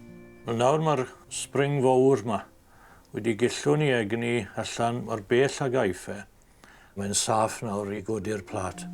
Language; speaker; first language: Welsh; native; Welsh